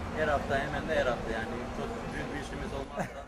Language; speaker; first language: Turkish; early bilingual, heritage; Turkish